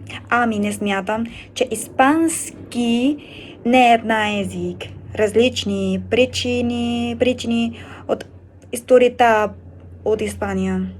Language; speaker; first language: Bulgarian; non-native, learner; Spanish